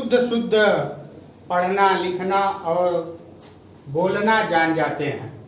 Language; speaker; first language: Hindi; native; Hindi